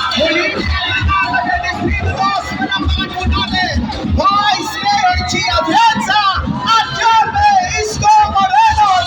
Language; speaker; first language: Filipino; native; Filipino